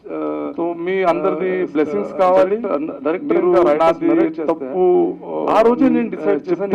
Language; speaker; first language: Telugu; non-native, learner; Marathi